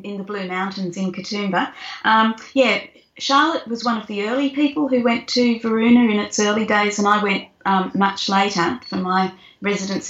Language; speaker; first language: English; native; English